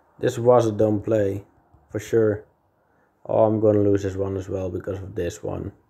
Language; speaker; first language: English; non-native, fluent; Dutch